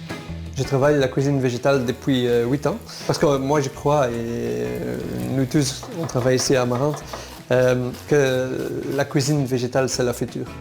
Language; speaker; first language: French; non-native, local second language; Dutch